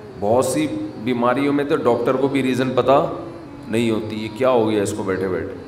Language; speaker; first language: Urdu; native; Urdu